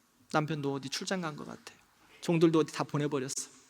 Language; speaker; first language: Korean; native; Korean